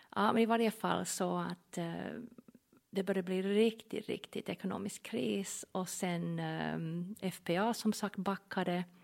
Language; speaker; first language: Swedish; non-native, fluent; English